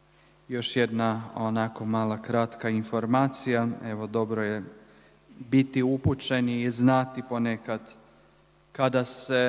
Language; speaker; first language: Croatian; native; Croatian